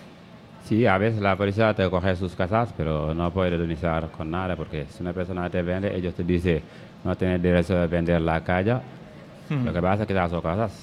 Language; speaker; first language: Spanish; non-native, learner; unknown